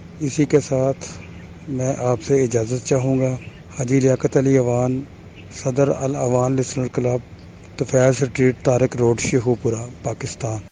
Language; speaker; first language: Urdu; non-native, local second language; Punjabi